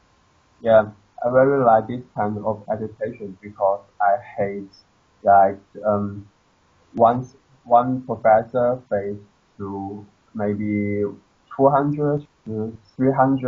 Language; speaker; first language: English; non-native, learner; Chinese